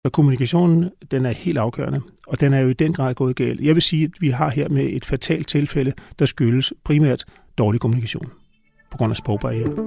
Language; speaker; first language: Danish; native; Danish